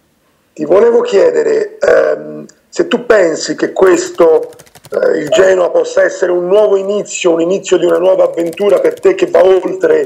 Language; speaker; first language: Italian; native; Italian